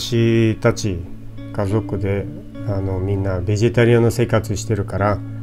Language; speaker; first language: Japanese; non-native, fluent; Portuguese